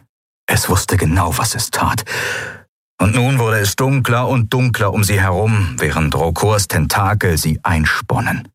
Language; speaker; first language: German; native; German